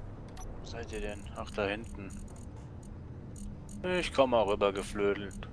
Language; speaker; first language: German; native; German